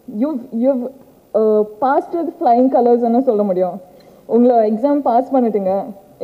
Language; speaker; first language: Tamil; non-native, learner; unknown